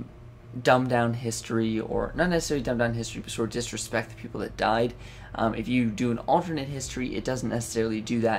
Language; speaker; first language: English; native; English